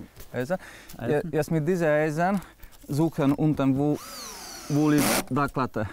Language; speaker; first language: German; non-native, learner; Hungarian